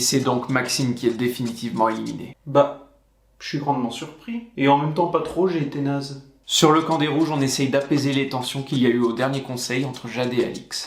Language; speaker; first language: French; native; French